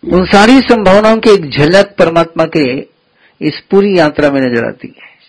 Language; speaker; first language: Hindi; non-native, local second language; Gujarati